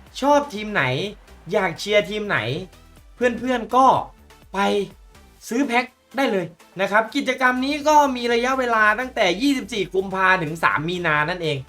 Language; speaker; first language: Thai; native; Thai